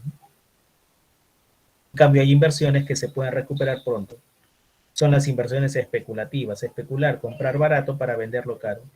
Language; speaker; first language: Spanish; native; Spanish